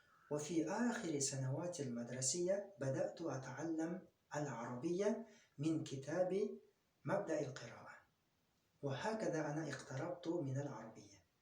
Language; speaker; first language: Arabic; non-native, fluent; Kyrgyz